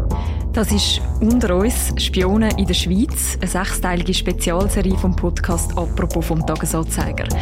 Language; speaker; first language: German; native; German